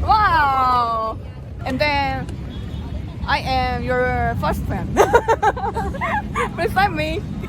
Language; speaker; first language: English; non-native, learner; Korean